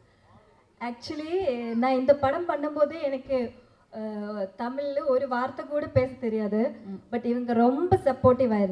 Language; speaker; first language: Tamil; non-native, learner; Malayalam